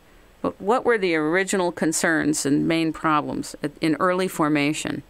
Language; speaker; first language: English; native; English